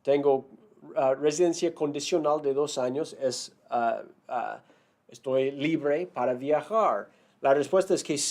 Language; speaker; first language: Spanish; non-native, fluent; English